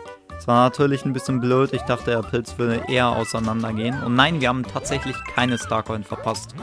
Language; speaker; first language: German; native; German